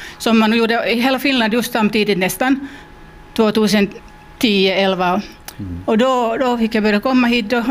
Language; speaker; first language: Swedish; non-native, local second language; Finnish